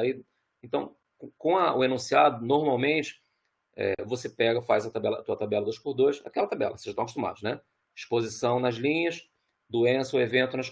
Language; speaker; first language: Portuguese; native; Portuguese